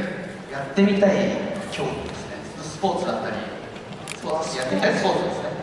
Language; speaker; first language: Japanese; native; Japanese